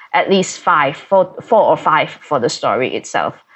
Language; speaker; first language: English; non-native, local second language; Cantonese